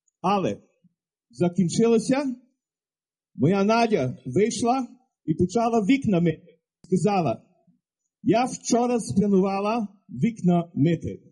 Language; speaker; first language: Ukrainian; early bilingual, heritage; English